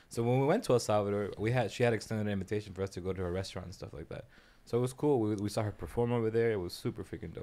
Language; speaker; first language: English; early bilingual, other home language; Spanish